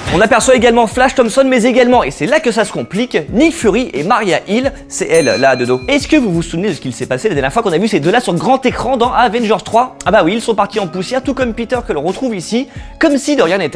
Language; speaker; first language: French; native; French